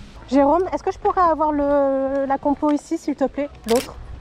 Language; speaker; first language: French; native; French